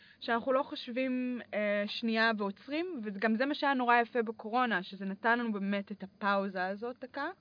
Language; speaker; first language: Hebrew; early bilingual, other home language; English